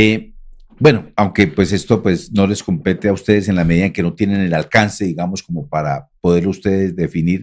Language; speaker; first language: Spanish; native; Spanish